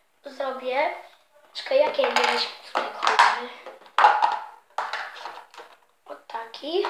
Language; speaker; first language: Polish; early bilingual, heritage; Polish